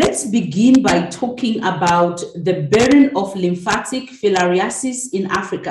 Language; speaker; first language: English; non-native, local second language; Shona